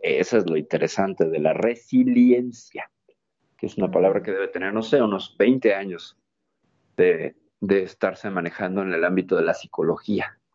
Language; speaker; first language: Spanish; native; Spanish